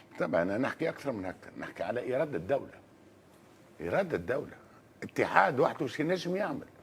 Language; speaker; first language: Arabic; native; Arabic